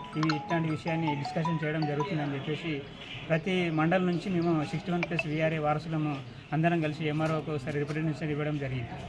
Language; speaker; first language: Telugu; native; Telugu